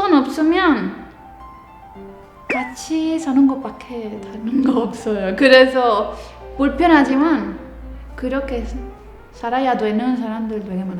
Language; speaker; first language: Korean; non-native, learner; Spanish